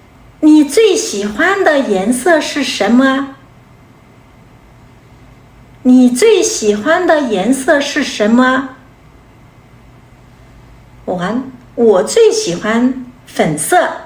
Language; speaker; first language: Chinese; non-native, fluent; Kazakh